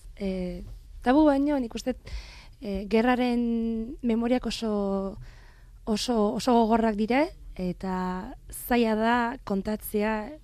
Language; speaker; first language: Basque; non-native, fluent; French